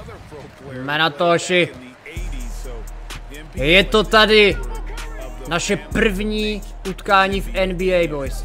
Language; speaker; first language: Czech; native; Czech